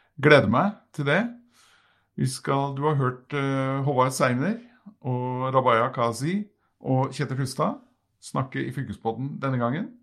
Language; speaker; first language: Norwegian; native; Norwegian